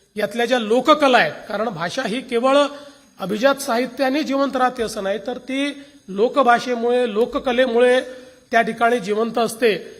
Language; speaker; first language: Marathi; native; Marathi